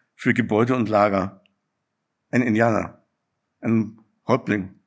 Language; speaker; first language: German; native; German